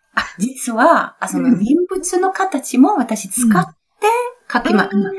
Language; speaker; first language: Japanese; non-native, fluent; Italian